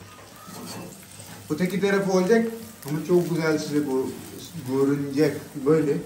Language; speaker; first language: Turkish; non-native, learner; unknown